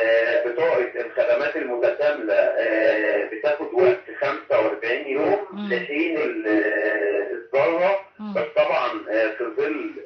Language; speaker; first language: Arabic; native; Arabic